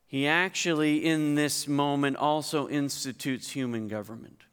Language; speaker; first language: English; native; English